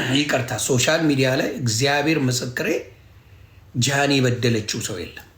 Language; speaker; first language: Amharic; native; Amharic